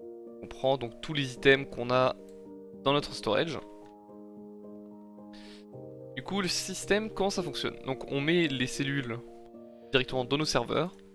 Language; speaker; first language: French; native; French